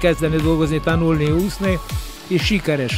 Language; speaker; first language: Hungarian; non-native, learner; Russian